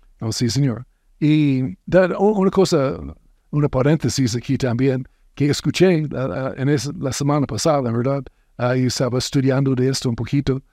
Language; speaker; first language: Spanish; non-native, fluent; English